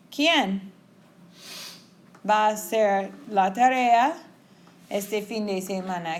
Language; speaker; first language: Spanish; non-native, fluent; English